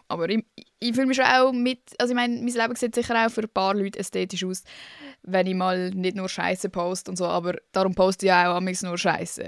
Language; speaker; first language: German; native; German